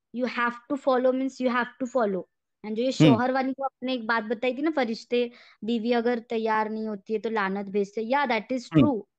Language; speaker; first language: Hindi; native; Hindi